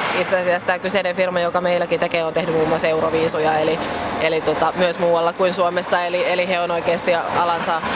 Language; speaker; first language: Finnish; native; Finnish